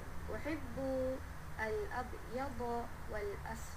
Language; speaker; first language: Arabic; non-native, learner; Malay